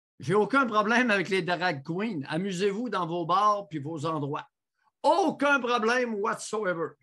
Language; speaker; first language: French; native; French